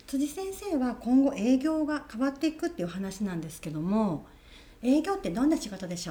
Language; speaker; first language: Japanese; native; Japanese